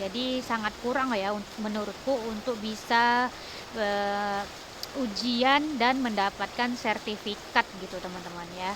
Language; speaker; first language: Indonesian; native; Indonesian